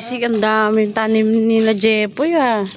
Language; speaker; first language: Filipino; native; Filipino